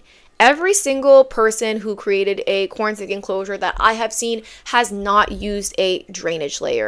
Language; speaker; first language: English; native; English